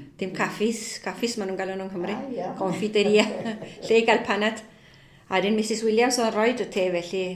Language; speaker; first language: Welsh; early bilingual, heritage; Welsh